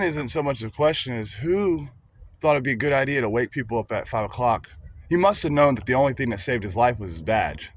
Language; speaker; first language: English; native; English